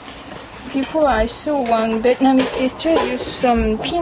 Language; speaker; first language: English; non-native, learner; Korean